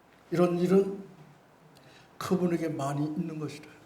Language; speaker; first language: Korean; native; Korean